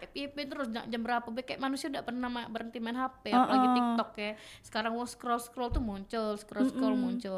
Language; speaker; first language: Indonesian; native; Indonesian